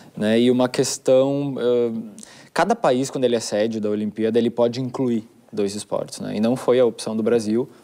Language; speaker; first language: Portuguese; native; Portuguese